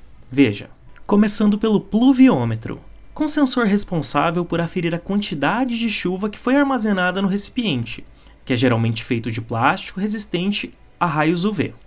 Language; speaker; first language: Portuguese; native; Portuguese